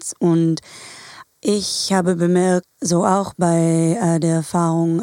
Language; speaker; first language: German; non-native, fluent; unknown